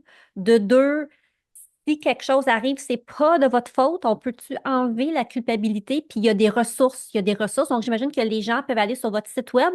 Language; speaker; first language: French; native; French